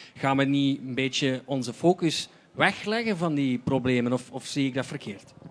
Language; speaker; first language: Dutch; native; Dutch